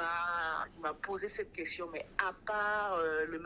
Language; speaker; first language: French; non-native, local second language; Sango